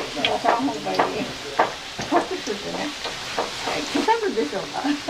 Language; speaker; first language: Japanese; native; Japanese